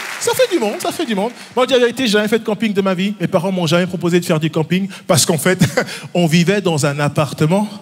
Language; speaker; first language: French; early bilingual, other home language; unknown